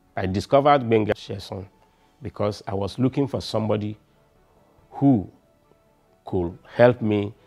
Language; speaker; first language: English; non-native, local second language; Yoruba